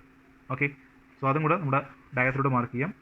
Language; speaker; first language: Malayalam; native; Malayalam